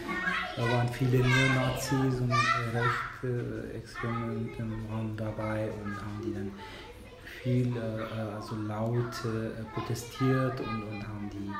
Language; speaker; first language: German; non-native, fluent; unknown